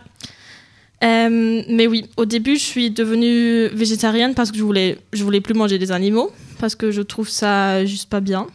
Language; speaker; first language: French; non-native, fluent; German